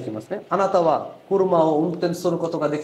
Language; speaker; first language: Japanese; non-native, fluent; Bangla